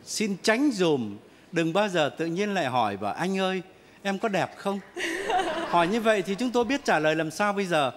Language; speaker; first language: Vietnamese; native; Vietnamese